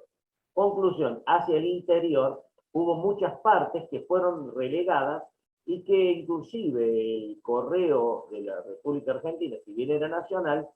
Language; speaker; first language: Spanish; native; Spanish